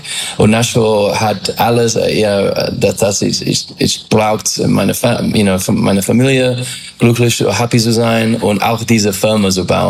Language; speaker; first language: German; non-native, fluent; English